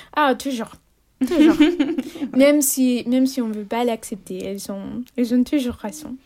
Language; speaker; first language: French; non-native, fluent; Spanish